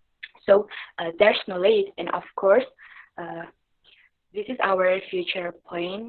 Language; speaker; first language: English; non-native, local second language; Indonesian